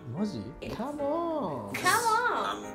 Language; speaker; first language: English; non-native, learner; Japanese